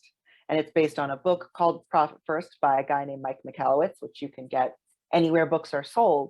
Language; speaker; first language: English; native; English